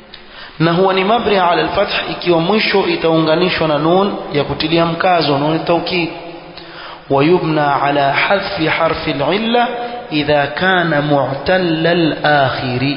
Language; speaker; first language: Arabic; non-native, fluent; Swahili